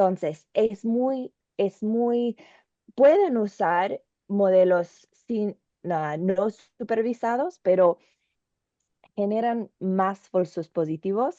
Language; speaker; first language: Spanish; non-native, learner; English